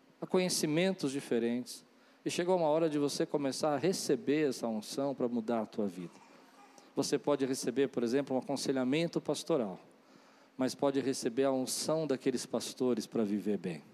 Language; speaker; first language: Portuguese; native; Portuguese